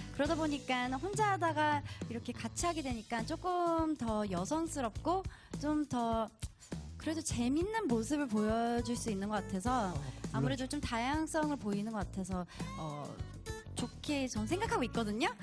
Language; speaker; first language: Korean; early bilingual, heritage; Korean